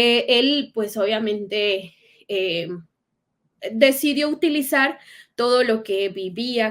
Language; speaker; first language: Spanish; native; Spanish